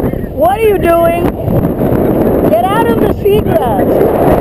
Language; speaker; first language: English; early bilingual, other home language; Spanish